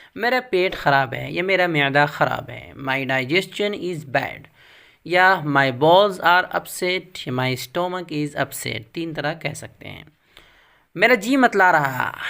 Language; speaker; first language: Urdu; native; Urdu